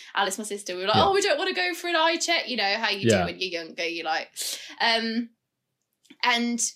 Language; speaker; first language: English; native; English